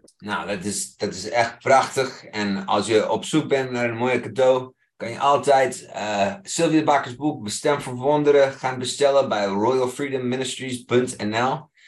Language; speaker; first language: Dutch; non-native, fluent; English